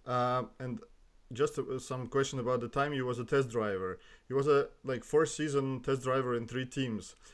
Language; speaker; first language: English; non-native, learner; Russian